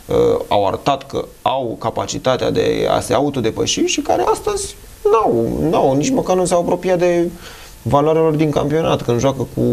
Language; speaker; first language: Romanian; native; Romanian